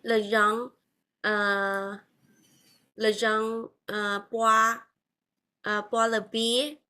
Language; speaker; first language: French; non-native, learner; Vietnamese